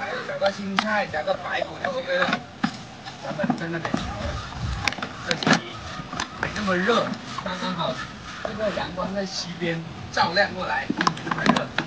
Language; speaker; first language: Chinese; non-native, local second language; Cantonese